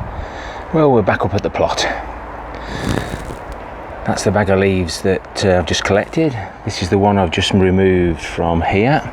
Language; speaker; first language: English; native; English